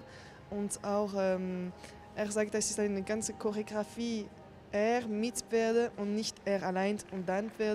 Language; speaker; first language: German; non-native, local second language; French